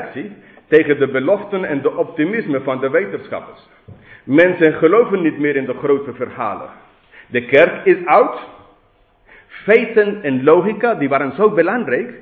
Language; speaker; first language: Dutch; non-native, fluent; English